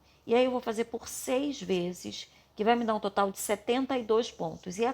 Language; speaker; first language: Portuguese; native; Portuguese